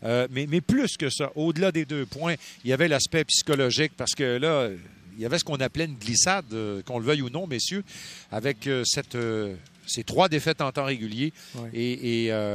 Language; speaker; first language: French; native; French